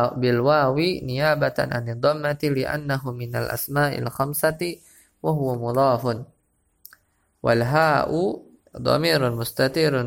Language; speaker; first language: Arabic; non-native, fluent; Indonesian